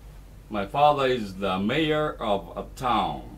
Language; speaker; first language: English; non-native, fluent; Japanese